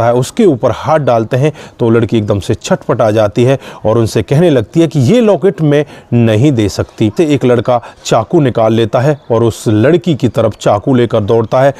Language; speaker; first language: Hindi; native; Hindi